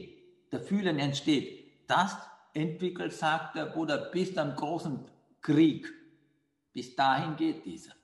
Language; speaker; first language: German; non-native, fluent; Sinhala